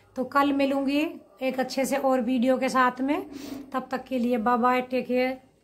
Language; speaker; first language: Hindi; native; Hindi